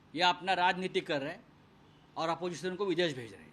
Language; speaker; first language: Hindi; non-native, local second language; Marathi